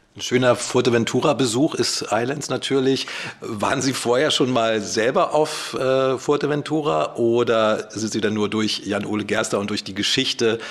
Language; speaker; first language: German; native; German